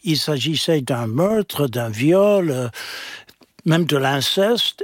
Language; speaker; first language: French; non-native, fluent; English